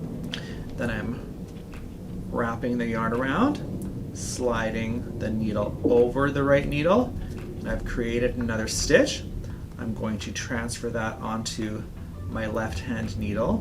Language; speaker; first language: English; native; English